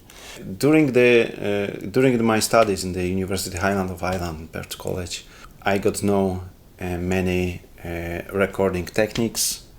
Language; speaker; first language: English; non-native, learner; Polish